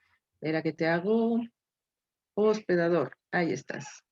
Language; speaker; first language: Spanish; native; Spanish